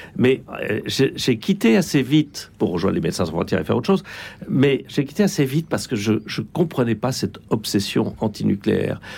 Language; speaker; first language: French; native; French